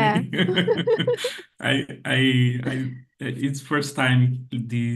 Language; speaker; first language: English; non-native, learner; Portuguese